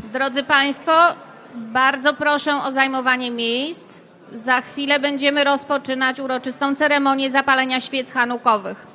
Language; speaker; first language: Polish; native; Polish